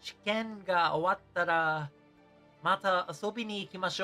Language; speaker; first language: Japanese; non-native, learner; English